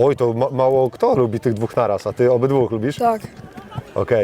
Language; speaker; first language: Polish; native; Polish